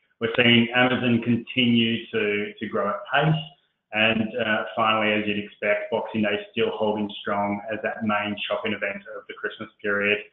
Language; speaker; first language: English; native; English